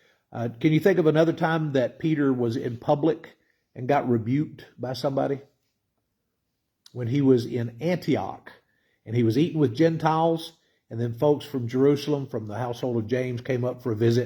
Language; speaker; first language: English; native; English